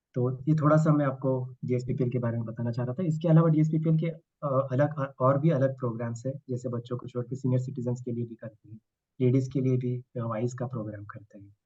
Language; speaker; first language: Hindi; non-native, local second language; Marathi